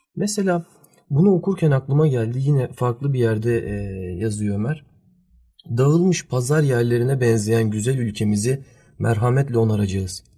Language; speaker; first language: Turkish; early bilingual, heritage; Turkish